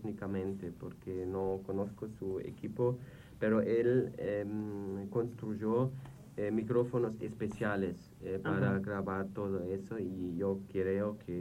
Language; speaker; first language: Spanish; non-native, fluent; German